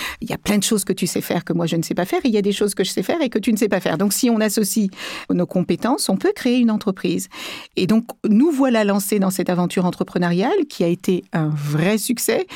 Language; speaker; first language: French; early bilingual, other home language; Kabuverdianu